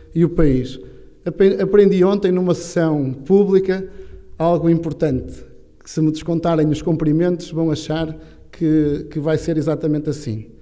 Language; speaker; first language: Portuguese; native; Portuguese